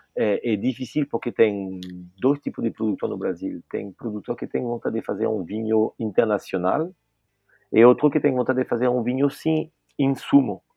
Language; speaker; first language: Portuguese; non-native, fluent; French